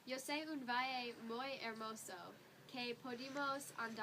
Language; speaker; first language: Spanish; non-native, learner; English